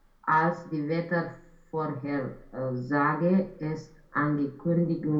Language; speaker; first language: German; non-native, learner; Romanian